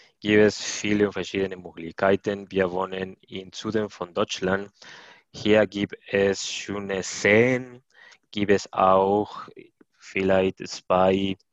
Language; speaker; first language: German; non-native, learner; Spanish